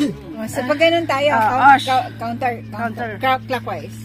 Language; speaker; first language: Filipino; native; Filipino